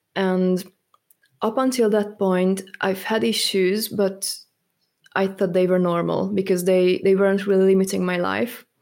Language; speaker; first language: English; non-native, fluent; Hungarian